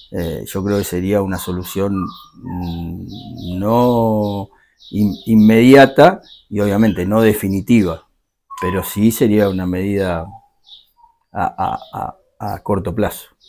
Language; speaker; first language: Spanish; native; Spanish